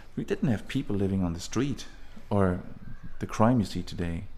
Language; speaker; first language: English; non-native, fluent; German